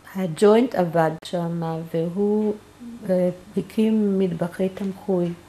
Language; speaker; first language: Hebrew; non-native, fluent; German